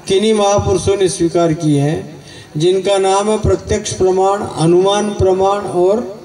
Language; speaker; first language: Hindi; non-native, local second language; Gujarati